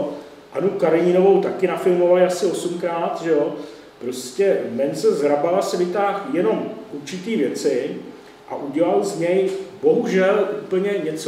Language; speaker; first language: Czech; native; Czech